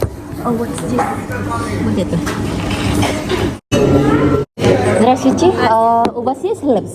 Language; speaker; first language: Russian; non-native, learner; Indonesian